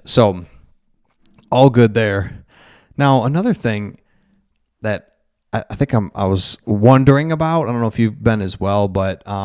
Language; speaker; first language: English; native; English